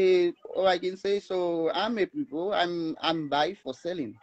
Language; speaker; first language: English; non-native, learner; Haitian Creole